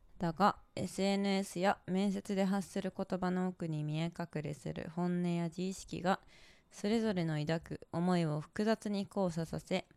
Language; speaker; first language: Japanese; native; Japanese